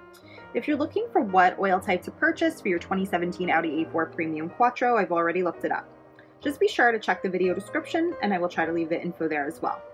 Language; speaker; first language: English; native; English